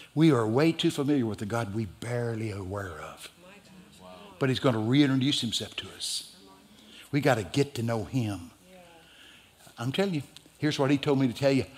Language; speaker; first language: English; native; English